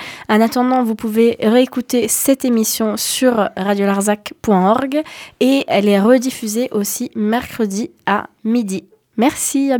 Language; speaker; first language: French; native; French